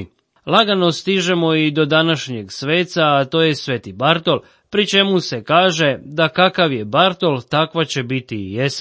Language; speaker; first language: Croatian; native; Croatian